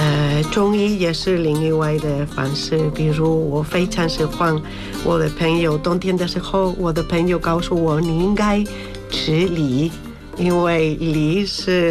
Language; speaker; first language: Chinese; non-native, learner; Spanish